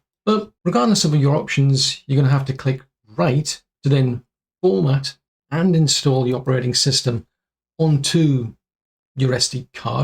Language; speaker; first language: English; native; English